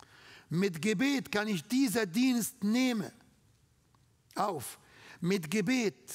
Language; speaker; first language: German; non-native, fluent; Arabic